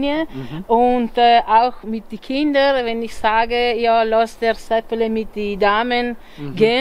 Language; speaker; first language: German; non-native, learner; Italian